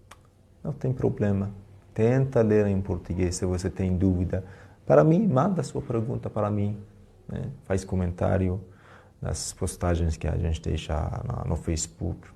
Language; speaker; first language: Portuguese; non-native, fluent; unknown